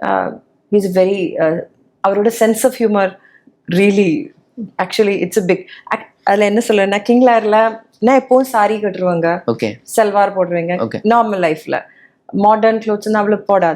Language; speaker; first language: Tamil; non-native, learner; Malayalam